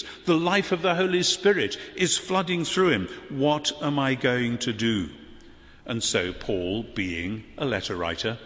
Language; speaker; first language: English; native; English